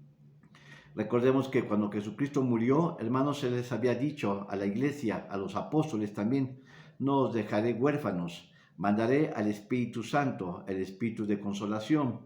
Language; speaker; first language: Spanish; native; Spanish